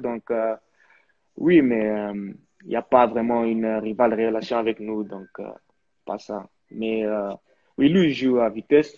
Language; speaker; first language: French; early bilingual, heritage; French